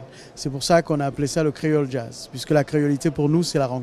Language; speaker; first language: French; non-native, fluent; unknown